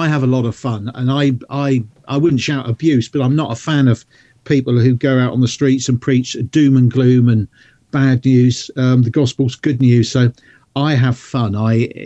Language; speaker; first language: English; native; English